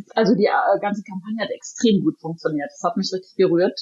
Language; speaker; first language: German; native; German